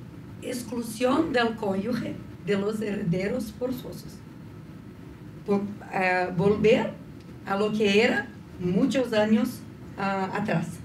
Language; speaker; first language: Spanish; non-native, fluent; Portuguese